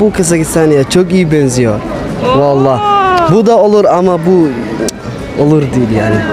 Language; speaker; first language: Turkish; non-native, learner; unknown